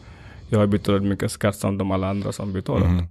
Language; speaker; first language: Swedish; non-native, fluent; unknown